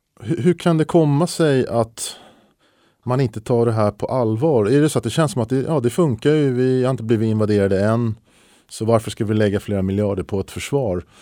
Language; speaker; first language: Swedish; native; Swedish